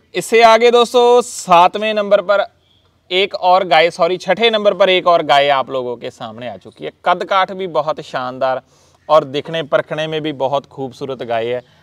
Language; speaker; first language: Hindi; non-native, local second language; Punjabi